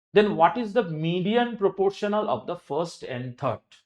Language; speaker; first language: English; non-native, local second language; Bangla